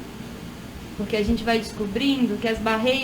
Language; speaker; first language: Portuguese; native; Portuguese